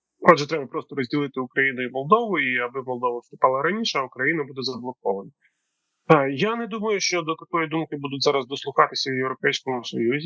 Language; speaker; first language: Ukrainian; native; Ukrainian